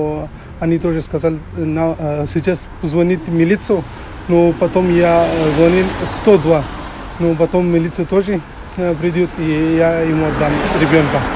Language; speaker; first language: Russian; non-native, local second language; Kyrgyz